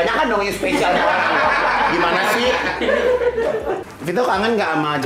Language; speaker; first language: Indonesian; native; Indonesian